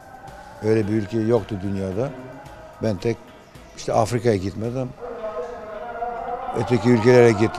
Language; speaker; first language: Turkish; non-native, fluent; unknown